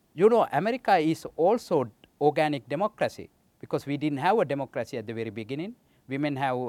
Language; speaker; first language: English; non-native, local second language; Sinhala